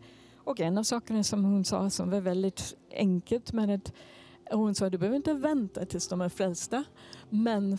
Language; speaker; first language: Swedish; non-native, fluent; English